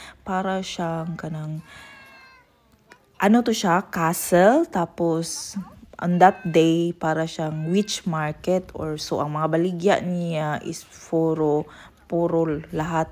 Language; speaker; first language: Filipino; non-native, local second language; Cebuano